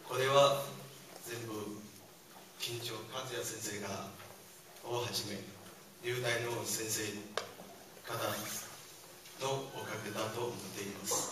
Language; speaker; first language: Japanese; non-native, fluent; Chinese